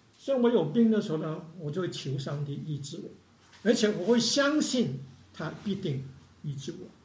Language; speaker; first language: Chinese; non-native, local second language; Cantonese